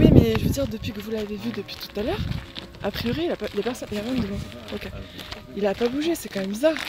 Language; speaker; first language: French; native; French